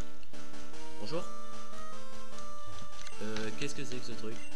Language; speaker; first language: French; native; French